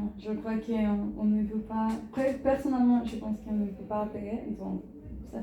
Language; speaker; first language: French; non-native, learner; Spanish